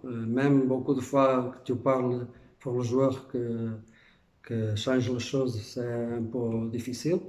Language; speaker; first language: French; non-native, fluent; Portuguese